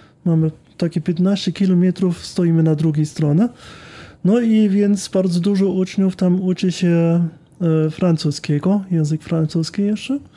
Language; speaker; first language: Polish; non-native, fluent; German